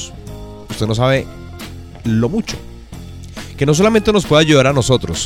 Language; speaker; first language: Spanish; native; Spanish